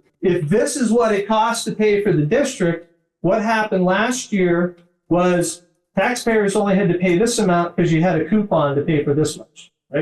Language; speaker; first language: English; native; English